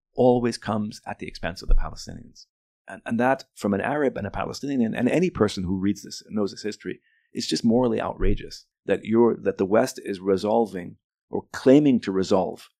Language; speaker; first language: English; early bilingual, other home language; Arabic